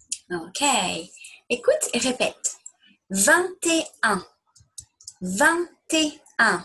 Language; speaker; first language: French; non-native, fluent; English